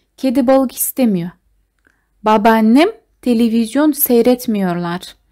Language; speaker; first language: Turkish; non-native, fluent; Kazakh